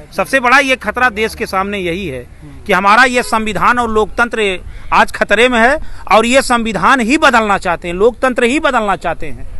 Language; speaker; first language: Hindi; native; Hindi